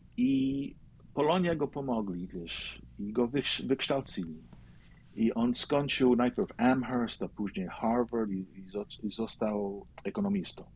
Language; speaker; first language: Polish; early bilingual, heritage; Polish